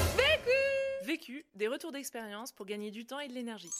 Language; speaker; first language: French; non-native, fluent; Spanish